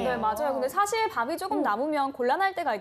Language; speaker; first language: Korean; native; Korean